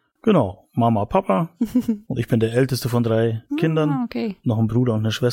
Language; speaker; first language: German; native; German